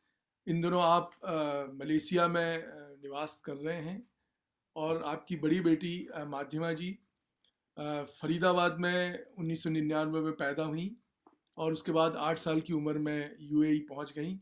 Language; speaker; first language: Hindi; native; Hindi